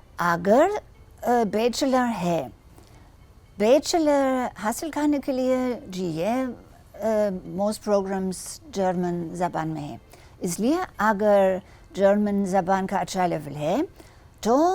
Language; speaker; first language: Hindi; non-native, learner; German